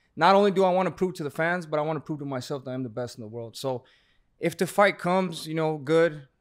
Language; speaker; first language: English; native; English